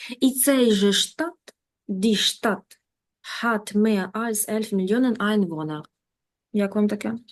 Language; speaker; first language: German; non-native, fluent; Ukrainian